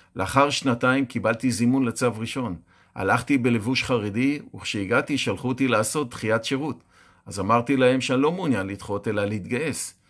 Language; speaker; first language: Hebrew; native; Hebrew